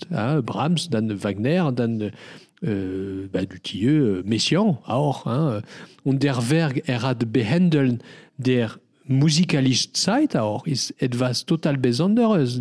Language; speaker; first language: German; non-native, learner; French